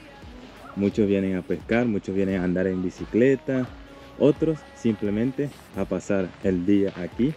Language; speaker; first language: Spanish; native; Spanish